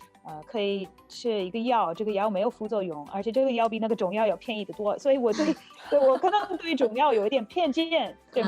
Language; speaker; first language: Chinese; non-native, fluent; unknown